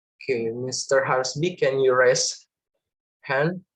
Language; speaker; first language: English; non-native, learner; Indonesian